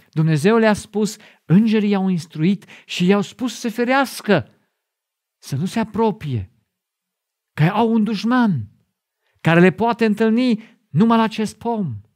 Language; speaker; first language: Romanian; non-native, fluent; German